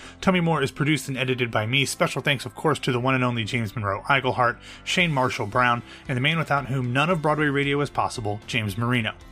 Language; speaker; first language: English; native; English